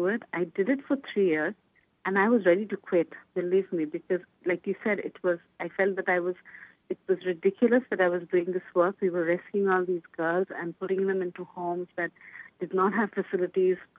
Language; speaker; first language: English; non-native, local second language; Bangla